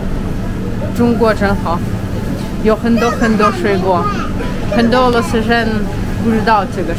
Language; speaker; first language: Chinese; non-native, learner; Russian